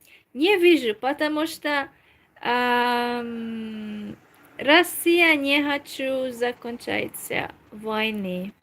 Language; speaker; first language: Russian; non-native, learner; Hungarian